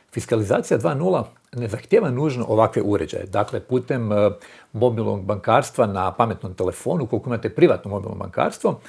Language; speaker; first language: Croatian; native; Croatian